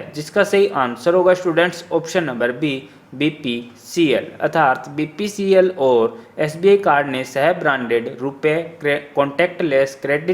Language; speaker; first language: Hindi; native; Hindi